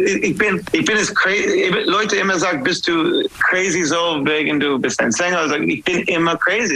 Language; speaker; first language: German; non-native, learner; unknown